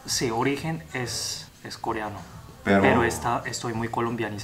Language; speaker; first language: Spanish; non-native, fluent; Korean